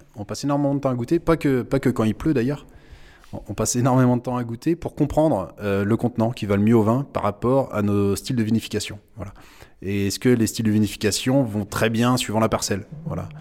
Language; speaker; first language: French; native; French